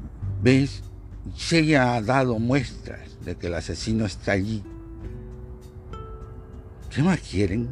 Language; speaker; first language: Spanish; native; Spanish